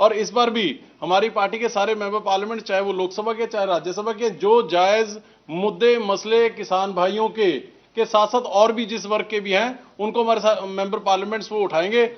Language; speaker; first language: Hindi; non-native, local second language; Punjabi